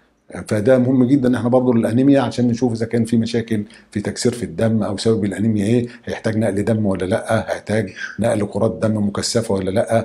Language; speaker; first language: Arabic; native; Arabic